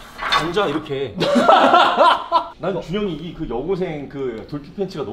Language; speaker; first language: Korean; native; Korean